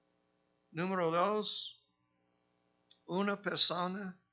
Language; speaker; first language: Spanish; non-native, fluent; English